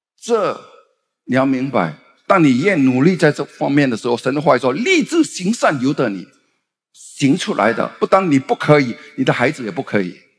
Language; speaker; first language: Chinese; native; Chinese